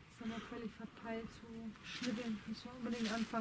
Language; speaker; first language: German; native; German